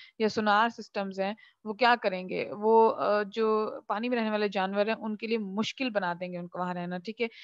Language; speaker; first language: Urdu; non-native, local second language; Punjabi